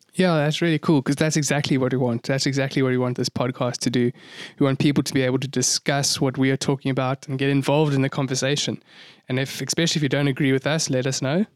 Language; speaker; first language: English; native; English